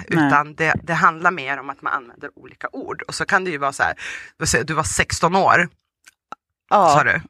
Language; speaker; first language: Swedish; early bilingual, other home language; Russian